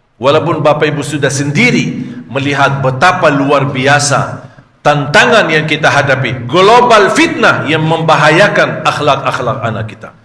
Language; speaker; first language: Malay; non-native, fluent; Arabic